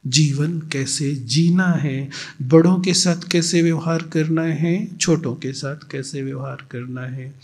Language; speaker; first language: Hindi; native; Hindi